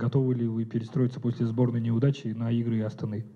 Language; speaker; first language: Russian; native; Russian